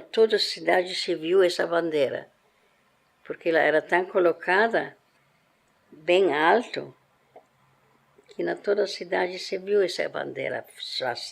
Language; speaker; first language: Portuguese; non-native, fluent; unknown